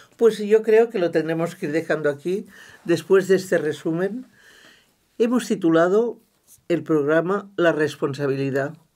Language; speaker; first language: Spanish; non-native, local second language; Catalan